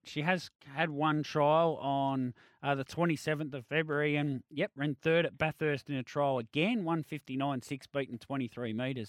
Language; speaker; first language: English; native; English